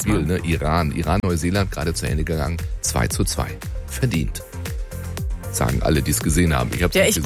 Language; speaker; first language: German; native; German